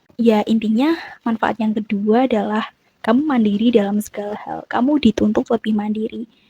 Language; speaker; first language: Indonesian; non-native, local second language; Javanese